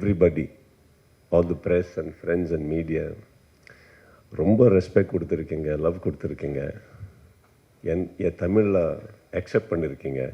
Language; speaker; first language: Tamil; non-native, learner; Kannada